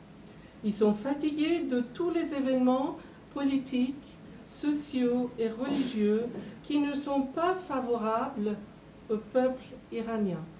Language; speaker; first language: French; non-native, fluent; Persian